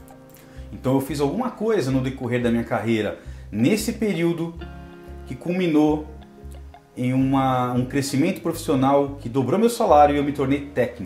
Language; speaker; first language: Portuguese; native; Portuguese